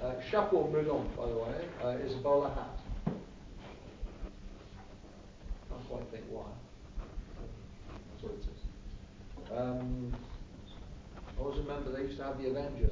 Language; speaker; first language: English; native; English